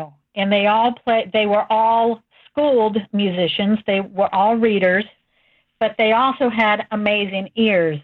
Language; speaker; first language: English; native; English